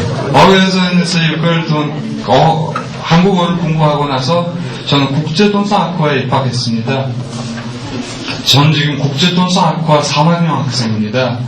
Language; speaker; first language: Korean; non-native, fluent; Mongolian